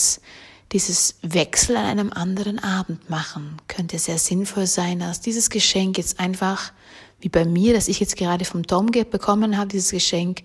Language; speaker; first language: German; native; German